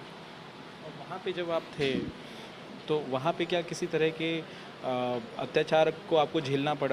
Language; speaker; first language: Hindi; native; Hindi